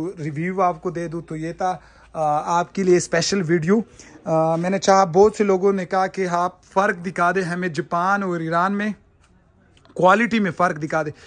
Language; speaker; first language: Urdu; non-native, local second language; Pashto